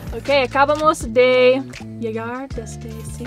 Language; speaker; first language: Spanish; non-native, fluent; English